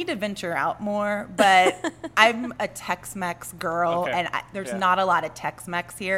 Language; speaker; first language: English; native; English